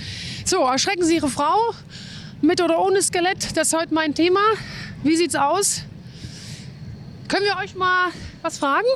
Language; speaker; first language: German; native; German